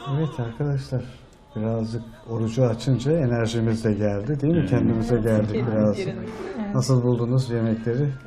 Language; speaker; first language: Turkish; native; Turkish